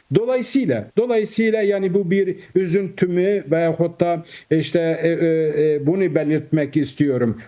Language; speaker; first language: Turkish; non-native, local second language; Kurdish